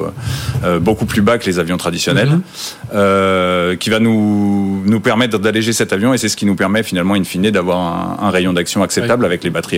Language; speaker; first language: French; native; French